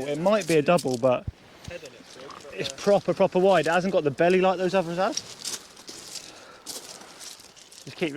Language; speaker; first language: English; native; English